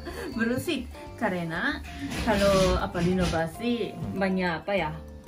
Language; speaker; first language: Indonesian; non-native, learner; Japanese